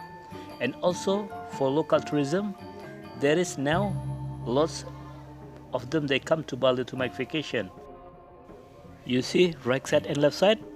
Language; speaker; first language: English; non-native, local second language; Indonesian